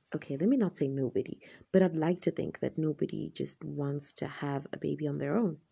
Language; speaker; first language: English; non-native, local second language; Shona